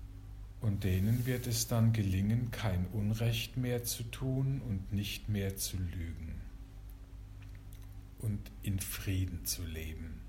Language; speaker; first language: German; native; German